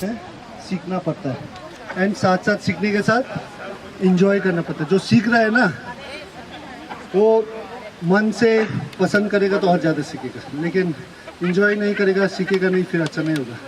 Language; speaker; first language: Hindi; non-native, local second language; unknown